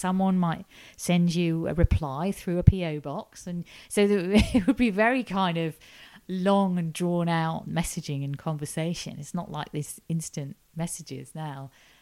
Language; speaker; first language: English; native; English